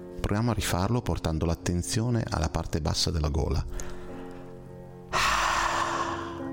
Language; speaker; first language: Italian; native; Italian